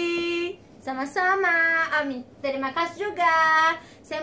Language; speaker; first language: Indonesian; non-native, learner; Portuguese